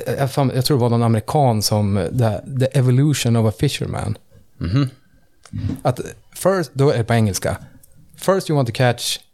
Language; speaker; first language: Swedish; native; Swedish